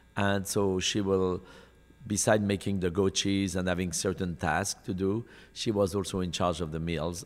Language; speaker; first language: English; non-native, fluent; French